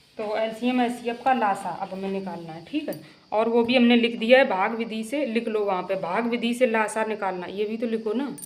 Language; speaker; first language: Hindi; native; Hindi